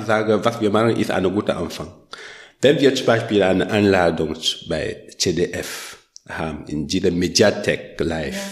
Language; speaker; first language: German; non-native, learner; French